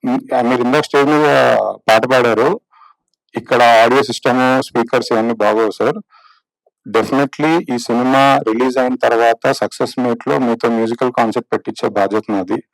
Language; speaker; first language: Telugu; native; Telugu